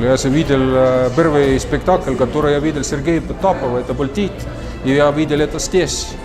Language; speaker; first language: Russian; non-native, learner; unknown